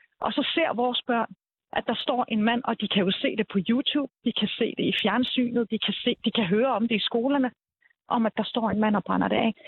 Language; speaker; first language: Danish; early bilingual, other home language; Arabic